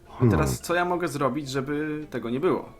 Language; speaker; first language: Polish; native; Polish